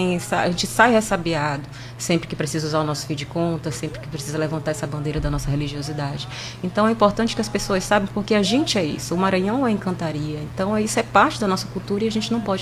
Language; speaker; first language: Portuguese; native; Portuguese